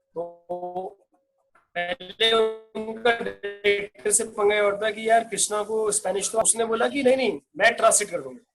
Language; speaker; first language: Hindi; native; Hindi